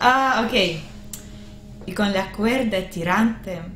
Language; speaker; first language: Spanish; non-native, learner; Russian